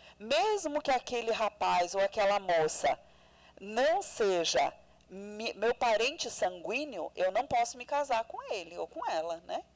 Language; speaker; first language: Portuguese; non-native, local second language; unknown